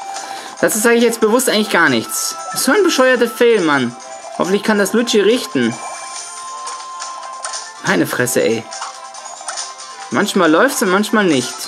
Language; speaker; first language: German; native; German